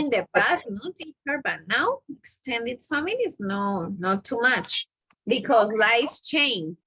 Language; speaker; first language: English; non-native, learner; Spanish